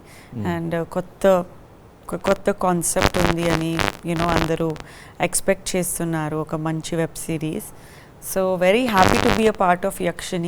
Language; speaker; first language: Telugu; non-native, learner; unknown